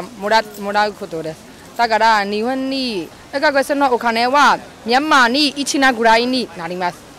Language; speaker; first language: Japanese; non-native, learner; Burmese